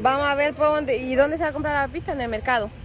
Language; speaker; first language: Spanish; native; Spanish